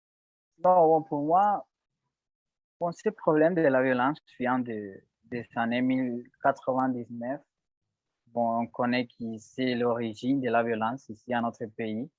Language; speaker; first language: French; non-native, learner; Spanish